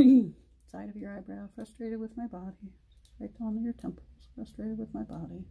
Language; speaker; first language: English; native; English